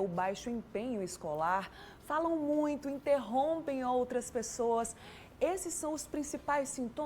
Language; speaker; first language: Portuguese; native; Portuguese